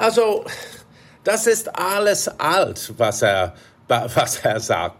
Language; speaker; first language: German; non-native, fluent; English